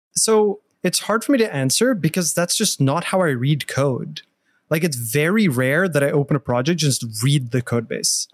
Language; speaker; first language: English; non-native, fluent; Norwegian